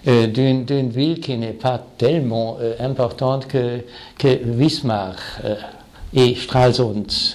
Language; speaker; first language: French; non-native, fluent; German